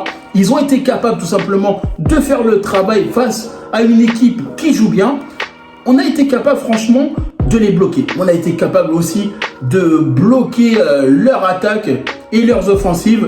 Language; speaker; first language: French; native; French